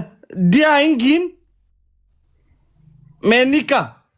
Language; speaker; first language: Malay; non-native, learner; Oromo